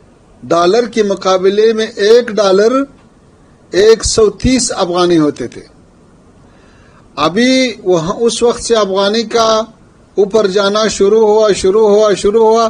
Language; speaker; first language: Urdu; non-native, fluent; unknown